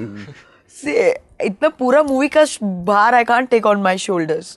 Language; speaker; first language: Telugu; non-native, learner; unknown